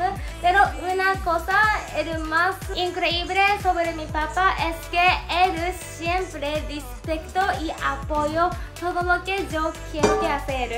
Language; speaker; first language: Spanish; non-native, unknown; Japanese